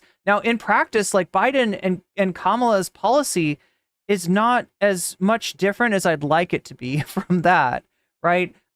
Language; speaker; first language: English; native; English